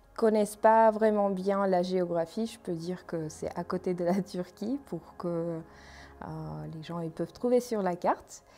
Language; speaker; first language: French; non-native, learner; Armenian